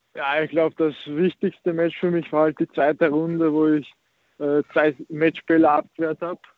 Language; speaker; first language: German; early bilingual, other home language; Croatian